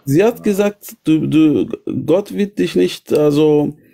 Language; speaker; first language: German; non-native, fluent; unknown